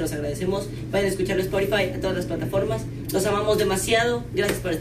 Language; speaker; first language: Spanish; native; Spanish